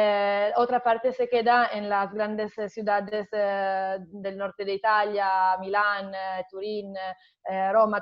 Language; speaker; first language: Spanish; non-native, fluent; Italian